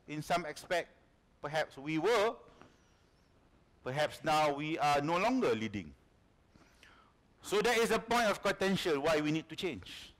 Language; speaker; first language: English; non-native, local second language; Malay